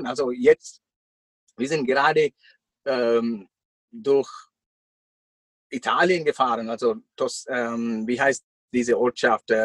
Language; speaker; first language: German; non-native, fluent; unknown